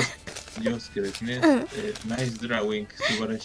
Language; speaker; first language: Japanese; non-native, learner; Spanish